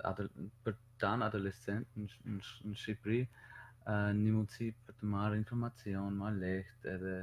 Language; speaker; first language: Albanian; non-native, learner; German